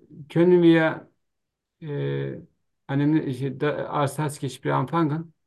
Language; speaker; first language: German; non-native, learner; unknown